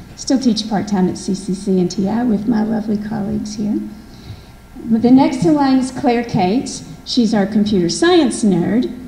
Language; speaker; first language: English; native; English